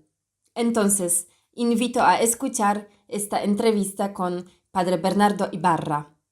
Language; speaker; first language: Spanish; non-native, fluent; Polish